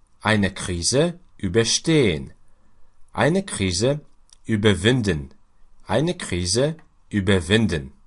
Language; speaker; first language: German; non-native, fluent; Russian